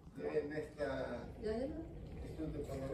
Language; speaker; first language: Swedish; non-native, fluent; Spanish